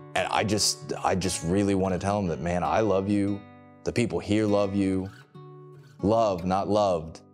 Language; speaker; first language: English; native; English